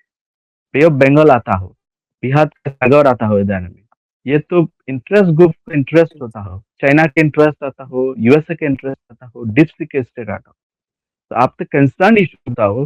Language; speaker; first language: Hindi; non-native, learner; Bangla